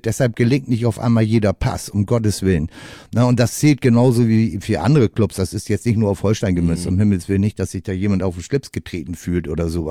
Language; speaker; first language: German; native; German